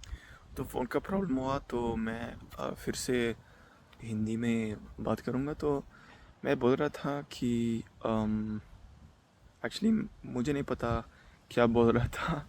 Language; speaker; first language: Hindi; non-native, learner; Dutch